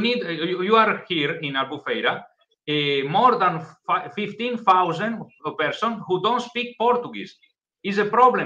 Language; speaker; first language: English; non-native, learner; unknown